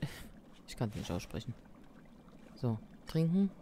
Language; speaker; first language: German; native; German